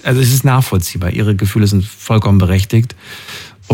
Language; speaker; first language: German; native; German